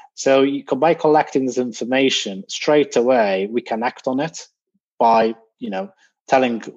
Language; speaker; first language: English; non-native, fluent; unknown